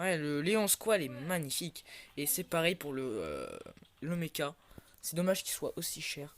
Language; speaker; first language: French; native; French